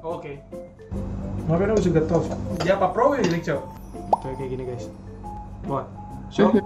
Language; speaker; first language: Russian; non-native, learner; Indonesian